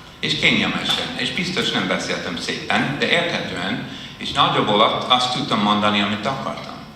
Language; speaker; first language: Hungarian; non-native, fluent; English